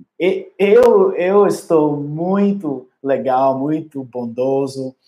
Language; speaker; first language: Portuguese; non-native, learner; English